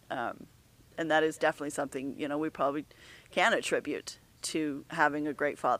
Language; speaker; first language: English; native; English